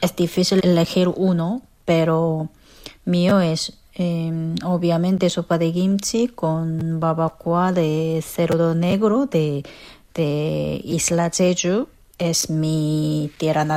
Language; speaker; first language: Spanish; non-native, learner; Korean